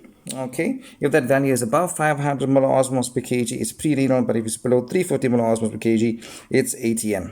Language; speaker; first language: English; native; English